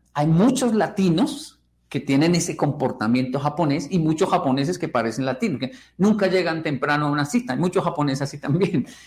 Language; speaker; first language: Spanish; native; Spanish